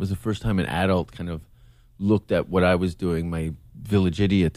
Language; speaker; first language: English; native; English